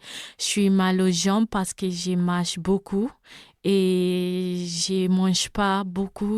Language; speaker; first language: French; non-native, learner; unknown